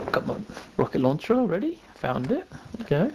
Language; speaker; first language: English; native; English